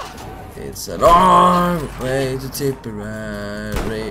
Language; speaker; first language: English; non-native, fluent; Swedish